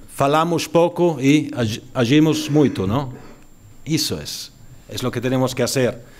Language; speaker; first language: Spanish; non-native, fluent; Italian